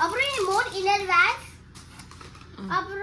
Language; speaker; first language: Tamil; early bilingual, heritage; Tamil